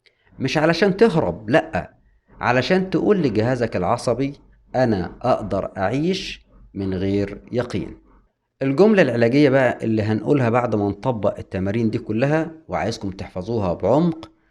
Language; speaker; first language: Arabic; native; Arabic